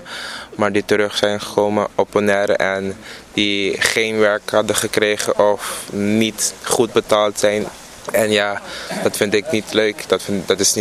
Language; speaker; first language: Dutch; non-native, local second language; Papiamento